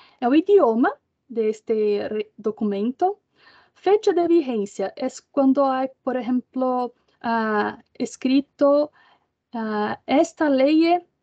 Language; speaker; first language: Spanish; non-native, learner; Portuguese